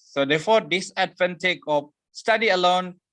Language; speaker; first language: English; non-native, learner; Indonesian